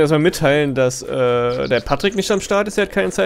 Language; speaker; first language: German; native; German